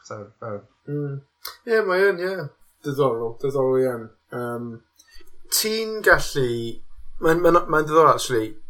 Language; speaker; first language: Welsh; non-native, local second language; English